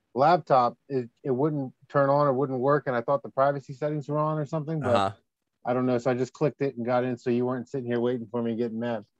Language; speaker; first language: English; native; English